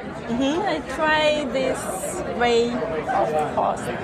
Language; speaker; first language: English; non-native, learner; Russian